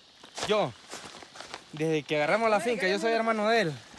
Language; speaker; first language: Spanish; native; Spanish